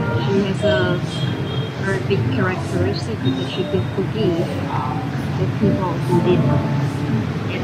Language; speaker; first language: English; non-native, fluent; Vietnamese